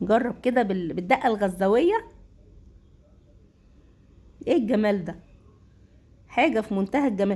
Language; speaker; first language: Arabic; native; Arabic